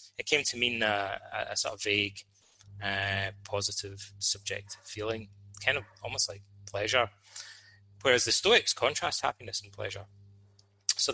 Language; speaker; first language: English; native; English